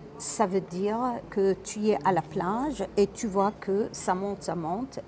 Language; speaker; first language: French; non-native, local second language; Arabic